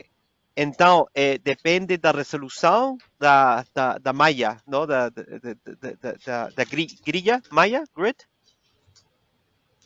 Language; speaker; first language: Portuguese; non-native, fluent; Spanish